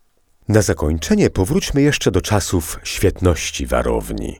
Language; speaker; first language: Polish; native; Polish